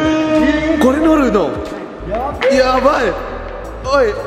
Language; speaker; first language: Japanese; non-native, fluent; Indonesian